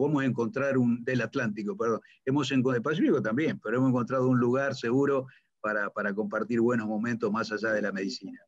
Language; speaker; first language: Spanish; native; Spanish